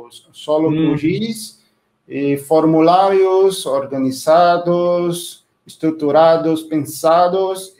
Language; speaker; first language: Spanish; non-native, fluent; Portuguese